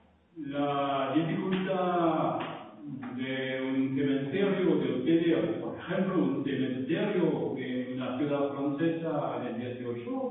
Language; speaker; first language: Spanish; non-native, fluent; French